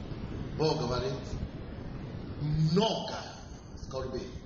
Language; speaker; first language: Russian; non-native, fluent; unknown